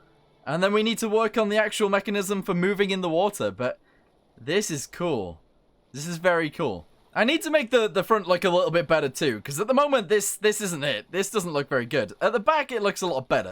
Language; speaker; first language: English; native; English